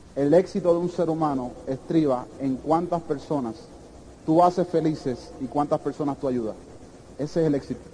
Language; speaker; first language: Spanish; early bilingual, heritage; Spanish